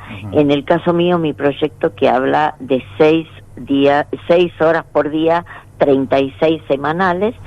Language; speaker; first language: Spanish; native; Spanish